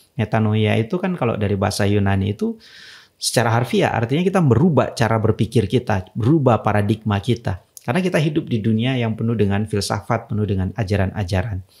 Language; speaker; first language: Indonesian; native; Indonesian